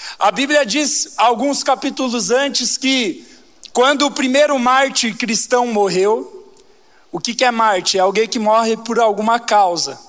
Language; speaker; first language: Portuguese; native; Portuguese